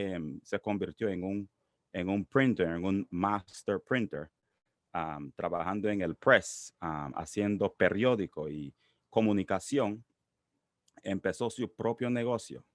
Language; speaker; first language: Spanish; non-native, local second language; English